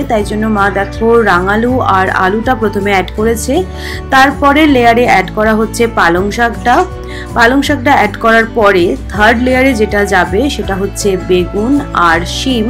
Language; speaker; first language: Bangla; native; Bangla